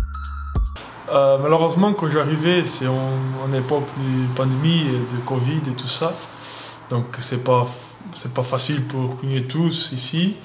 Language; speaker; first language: French; non-native, learner; Portuguese